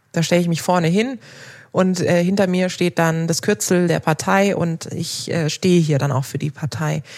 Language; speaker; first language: German; early bilingual, other home language; Turkish